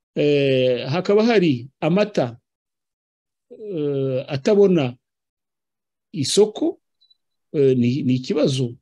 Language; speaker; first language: Kinyarwanda; native; Kinyarwanda